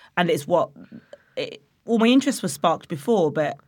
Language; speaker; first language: English; native; English